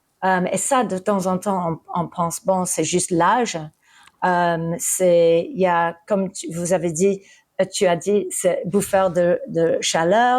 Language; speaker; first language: French; early bilingual, heritage; English